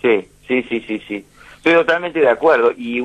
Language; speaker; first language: Spanish; native; Spanish